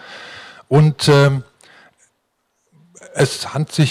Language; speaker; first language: German; native; German